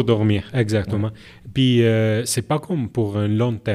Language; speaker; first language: French; non-native, learner; Arabic